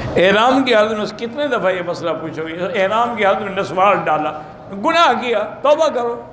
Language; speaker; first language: Urdu; native; Urdu